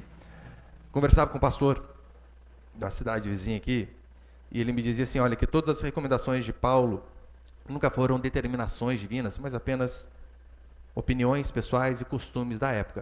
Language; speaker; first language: Portuguese; native; Portuguese